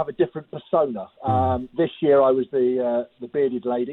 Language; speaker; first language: English; native; English